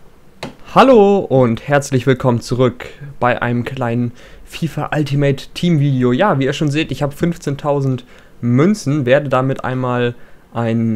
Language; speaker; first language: German; native; German